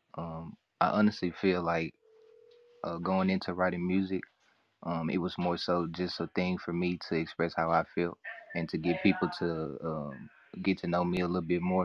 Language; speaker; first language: English; native; English